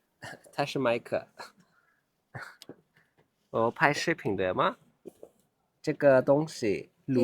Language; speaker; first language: Chinese; non-native, learner; Turkish